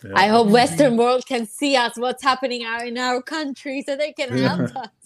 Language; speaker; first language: English; non-native, fluent; Persian